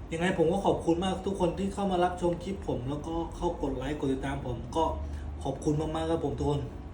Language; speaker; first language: Thai; non-native, local second language; Northern Khmer